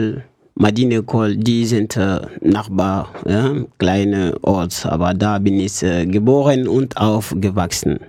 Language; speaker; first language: German; non-native, learner; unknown